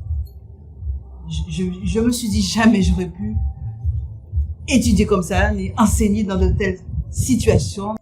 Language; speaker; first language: French; native; French